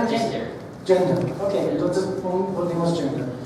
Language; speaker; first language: Spanish; non-native, fluent; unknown